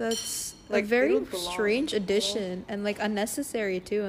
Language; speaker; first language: English; non-native, fluent; Indonesian